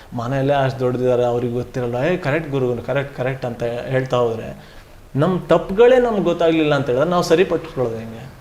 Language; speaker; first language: Kannada; native; Kannada